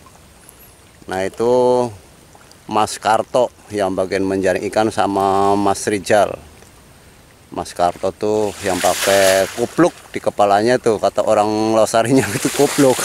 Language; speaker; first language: Indonesian; native; Indonesian